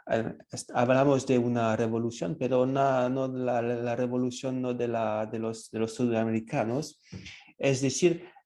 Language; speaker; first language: Spanish; non-native, fluent; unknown